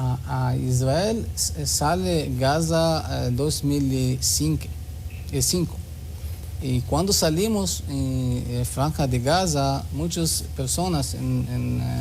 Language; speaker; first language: Spanish; non-native, learner; Hebrew